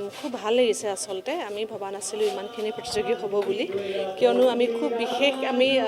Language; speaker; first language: Assamese; native; Assamese